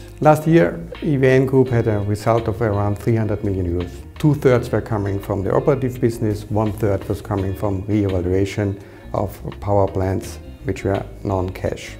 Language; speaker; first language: English; non-native, fluent; German